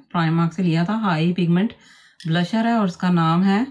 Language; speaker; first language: Urdu; non-native, local second language; Punjabi